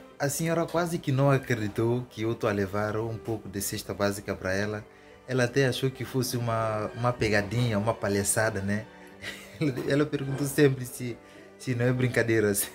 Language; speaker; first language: Portuguese; native; Portuguese